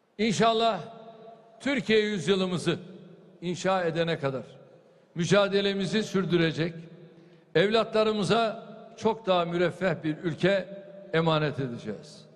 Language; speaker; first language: Turkish; native; Turkish